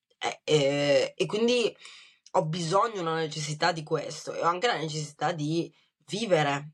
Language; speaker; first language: Italian; early bilingual, other home language; Kinyarwanda